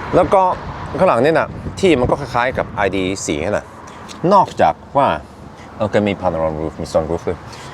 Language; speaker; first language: Thai; early bilingual, heritage; Thai